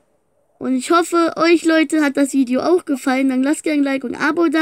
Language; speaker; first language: German; native; German